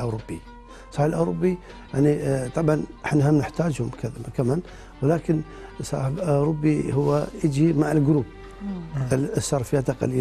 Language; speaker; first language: Arabic; non-native, fluent; Turkish